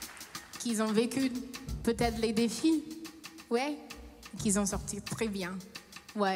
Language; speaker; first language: French; non-native, fluent; English